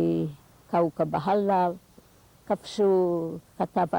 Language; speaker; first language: Hebrew; non-native, fluent; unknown